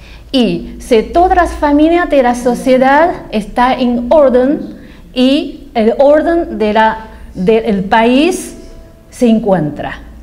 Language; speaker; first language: Spanish; non-native, fluent; Chinese